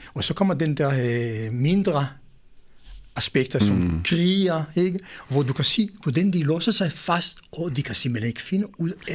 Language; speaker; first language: Danish; non-native, fluent; Hebrew